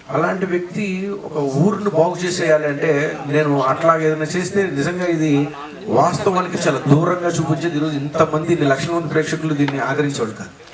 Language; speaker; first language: Telugu; native; Telugu